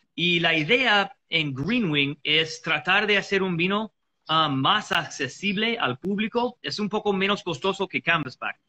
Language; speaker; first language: Spanish; non-native, fluent; English